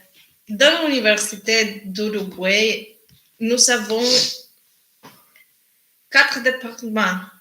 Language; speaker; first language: French; non-native, learner; Spanish